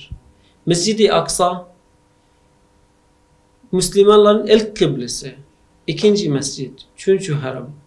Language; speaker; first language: Turkish; non-native, fluent; Arabic